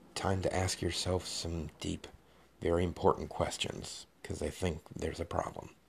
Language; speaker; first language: English; native; English